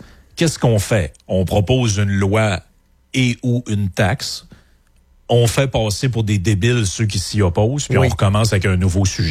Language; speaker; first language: French; native; French